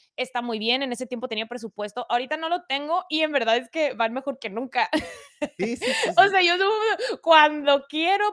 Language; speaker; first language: Spanish; native; Spanish